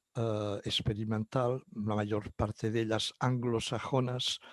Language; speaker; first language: Spanish; non-native, local second language; Catalan